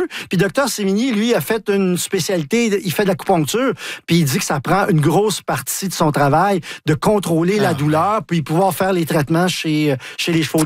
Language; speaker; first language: French; native; French